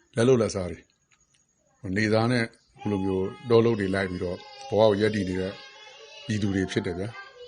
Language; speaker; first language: Burmese; native; Burmese